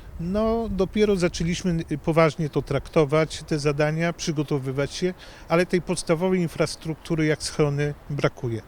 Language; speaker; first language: Polish; native; Polish